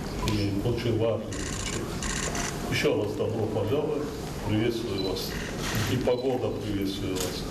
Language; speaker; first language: Russian; non-native, local second language; Tajik